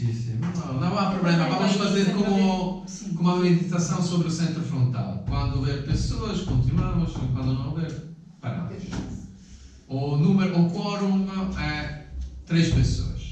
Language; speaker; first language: Portuguese; non-native, fluent; Italian